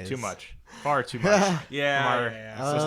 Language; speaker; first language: English; native; English